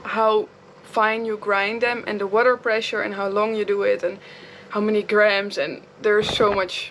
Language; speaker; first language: English; non-native, fluent; Dutch